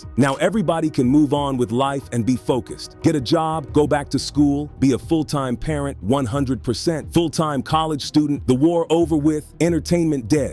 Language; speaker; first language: English; native; English